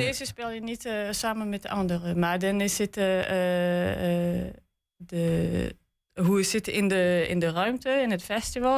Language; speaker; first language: Dutch; non-native, learner; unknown